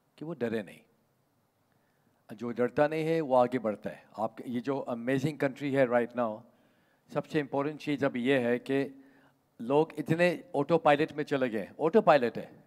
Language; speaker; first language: Hindi; native; Hindi